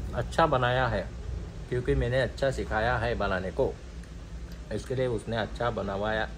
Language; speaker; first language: Hindi; non-native, local second language; Marathi